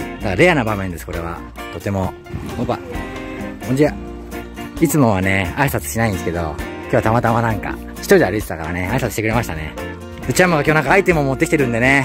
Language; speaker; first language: Japanese; native; Japanese